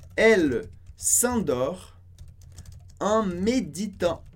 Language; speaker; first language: French; non-native, fluent; Portuguese